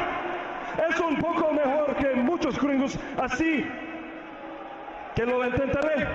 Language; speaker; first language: Spanish; non-native, learner; English